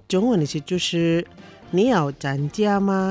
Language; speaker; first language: Chinese; non-native, fluent; Indonesian